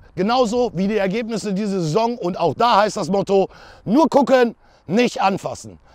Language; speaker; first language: German; native; German